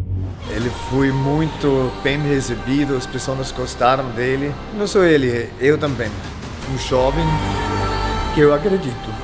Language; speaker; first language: Portuguese; non-native, fluent; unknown